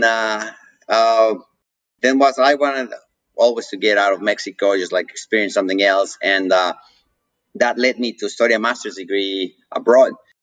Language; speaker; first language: English; non-native, fluent; Spanish